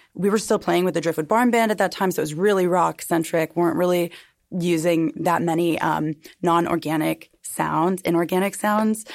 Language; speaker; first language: English; native; English